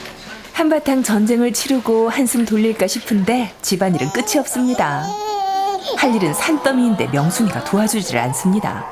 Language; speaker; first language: Korean; native; Korean